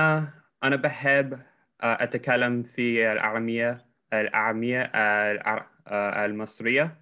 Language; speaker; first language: Arabic; non-native, learner; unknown